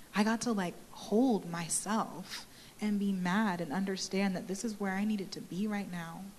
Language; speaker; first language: English; native; English